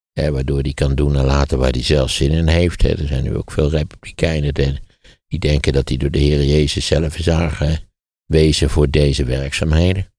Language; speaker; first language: Dutch; native; Dutch